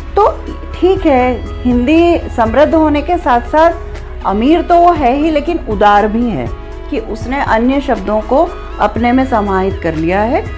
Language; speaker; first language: Hindi; native; Hindi